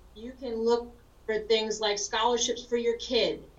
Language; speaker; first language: English; native; English